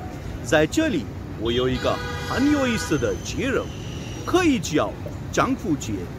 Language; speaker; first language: Chinese; non-native, learner; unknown